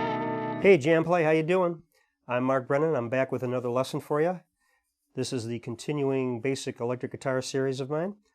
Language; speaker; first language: English; native; English